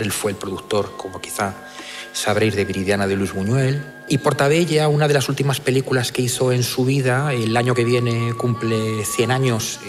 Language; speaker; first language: Spanish; native; Spanish